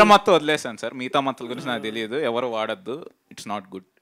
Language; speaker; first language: Telugu; native; Telugu